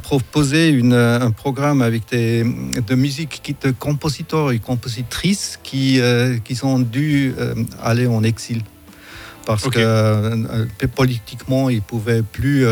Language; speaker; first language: French; non-native, fluent; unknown